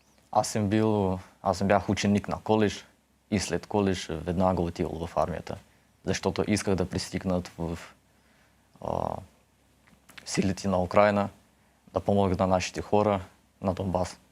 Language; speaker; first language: Bulgarian; early bilingual, heritage; Russian